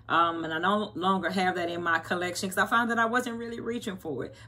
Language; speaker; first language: English; native; English